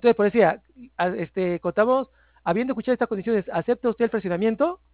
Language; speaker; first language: Spanish; native; Spanish